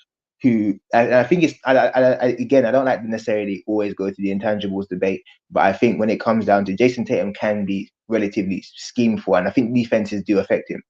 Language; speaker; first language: English; native; English